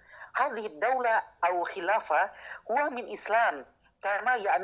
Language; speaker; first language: Arabic; non-native, learner; Indonesian